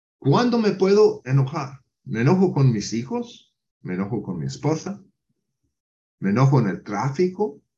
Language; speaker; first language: Spanish; non-native, fluent; English